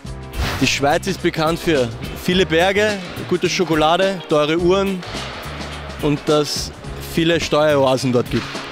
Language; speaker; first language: German; native; German